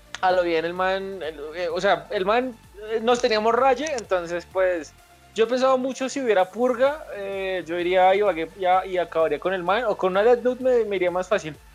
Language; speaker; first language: Spanish; native; Spanish